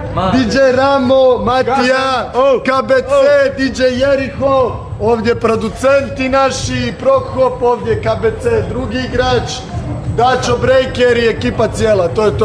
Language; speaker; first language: Bosnian; native; Bosnian